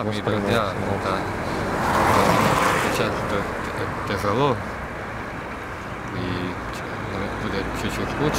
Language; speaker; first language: Russian; non-native, learner; Croatian